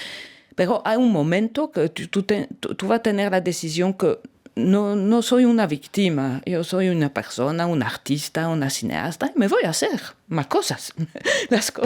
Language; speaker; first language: Spanish; non-native, learner; French